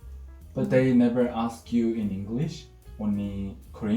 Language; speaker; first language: English; non-native, fluent; Korean